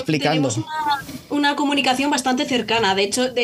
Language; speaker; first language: Spanish; native; Spanish